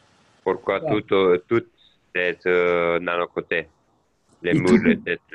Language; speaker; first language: French; non-native, learner; Romanian